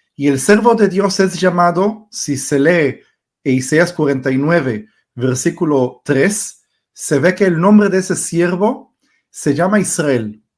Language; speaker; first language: Spanish; early bilingual, heritage; Spanish